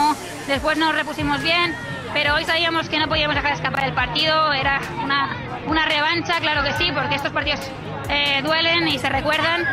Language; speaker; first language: Spanish; native; Spanish